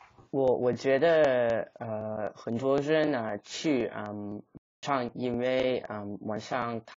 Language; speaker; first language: Chinese; non-native, learner; English